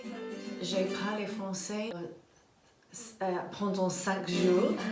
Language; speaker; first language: French; non-native, learner; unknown